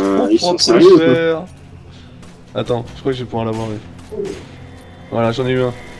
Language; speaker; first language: French; native; French